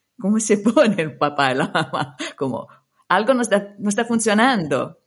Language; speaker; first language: Spanish; non-native, fluent; Italian